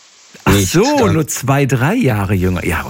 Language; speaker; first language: German; native; German